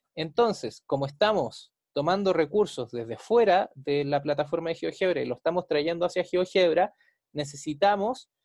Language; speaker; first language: Spanish; native; Spanish